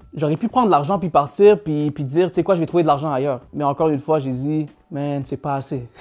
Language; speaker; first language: French; native; French